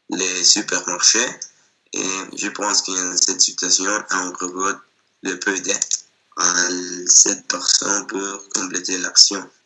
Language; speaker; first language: French; non-native, learner; Spanish